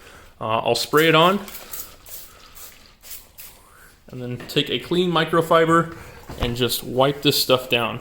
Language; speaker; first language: English; native; English